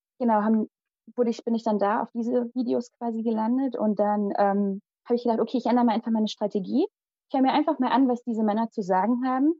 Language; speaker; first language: German; early bilingual, other home language; Malayalam